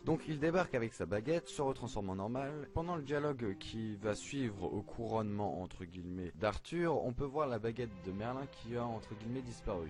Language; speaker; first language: French; native; French